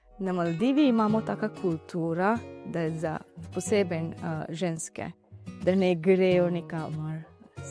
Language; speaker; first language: Slovenian; non-native, learner; Divehi